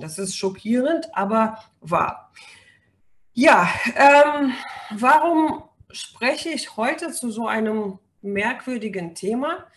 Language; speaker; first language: German; non-native, fluent; Russian